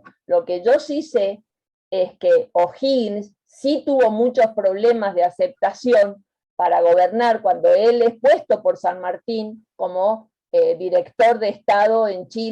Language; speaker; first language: Spanish; native; Spanish